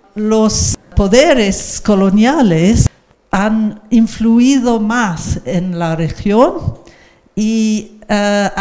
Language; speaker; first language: Spanish; non-native, fluent; English